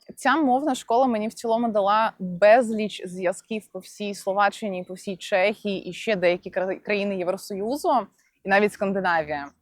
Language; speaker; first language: Ukrainian; non-native, local second language; Russian